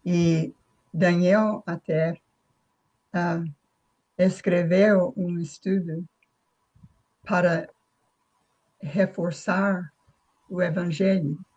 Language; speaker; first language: Portuguese; non-native, fluent; English